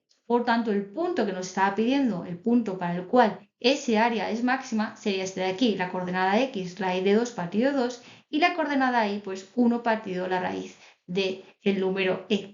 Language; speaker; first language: Spanish; native; Spanish